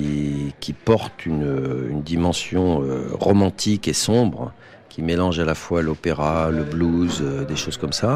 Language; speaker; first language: French; native; French